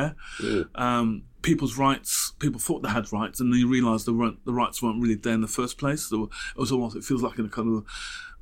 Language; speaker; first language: English; native; English